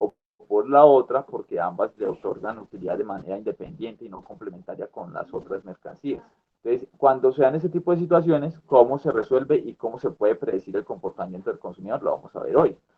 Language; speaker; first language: Spanish; native; Spanish